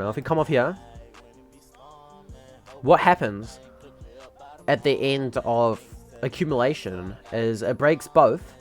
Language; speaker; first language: English; native; English